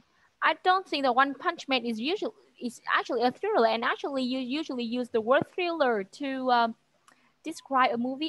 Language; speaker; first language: English; non-native, fluent; Vietnamese